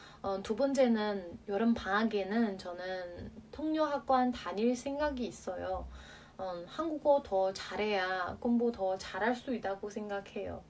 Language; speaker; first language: Korean; non-native, learner; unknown